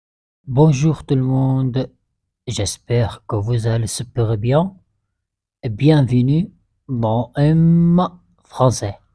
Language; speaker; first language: French; non-native, fluent; Arabic